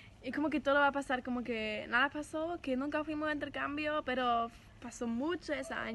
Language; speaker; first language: Spanish; non-native, fluent; German